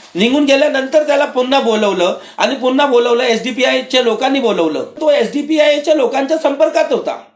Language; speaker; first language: Marathi; non-native, local second language; Urdu